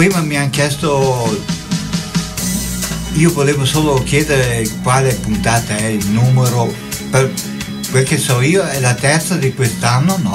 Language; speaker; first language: Italian; non-native, local second language; German